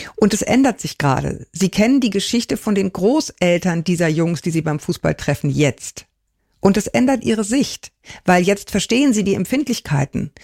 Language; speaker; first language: German; native; German